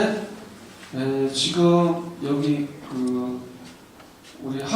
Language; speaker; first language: Korean; native; Korean